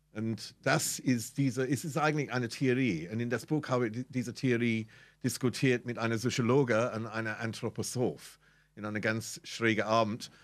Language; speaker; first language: German; non-native, fluent; English